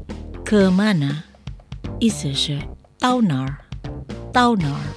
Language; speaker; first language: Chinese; non-native, fluent; Indonesian